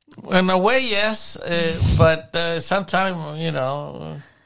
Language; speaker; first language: English; non-native, fluent; Spanish